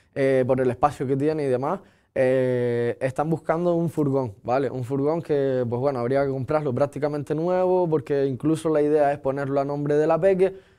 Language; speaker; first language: Spanish; native; Spanish